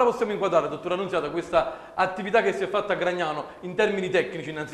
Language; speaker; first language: Italian; native; Italian